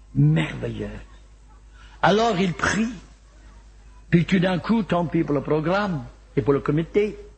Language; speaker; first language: French; non-native, fluent; Welsh